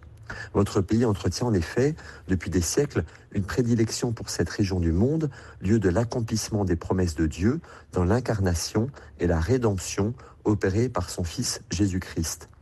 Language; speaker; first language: French; native; French